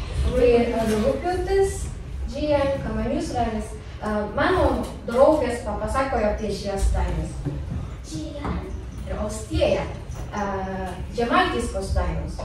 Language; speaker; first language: Lithuanian; non-native, learner; Japanese